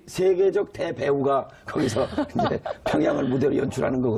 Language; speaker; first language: Korean; native; Korean